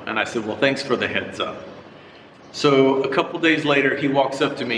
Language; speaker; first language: English; native; English